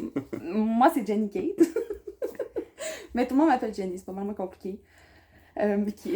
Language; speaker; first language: French; native; French